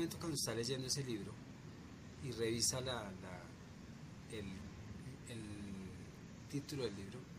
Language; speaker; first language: Spanish; native; Spanish